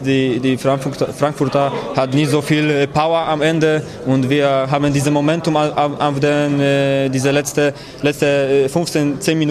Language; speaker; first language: German; non-native, learner; Polish